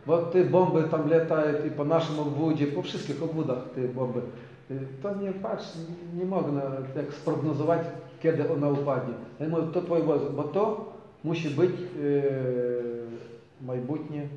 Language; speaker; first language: Polish; non-native, learner; Ukrainian